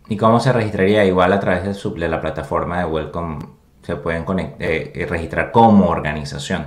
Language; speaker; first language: Spanish; native; Spanish